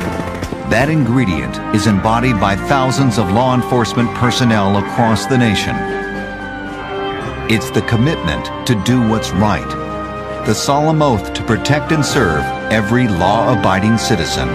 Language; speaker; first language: English; native; English